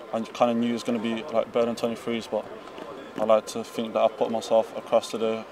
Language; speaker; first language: English; native; English